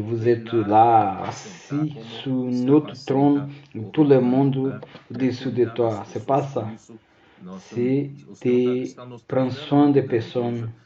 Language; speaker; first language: French; non-native, learner; Portuguese